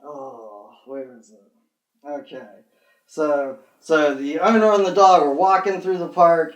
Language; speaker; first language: English; native; English